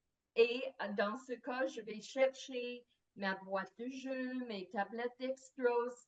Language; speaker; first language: French; non-native, fluent; English